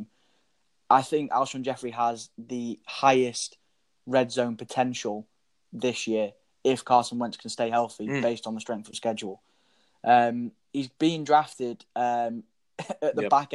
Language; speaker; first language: English; native; English